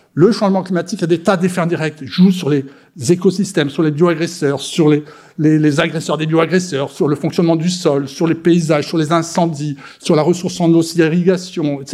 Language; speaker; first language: French; native; French